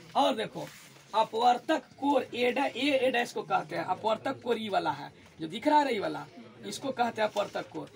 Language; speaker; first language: Hindi; native; Hindi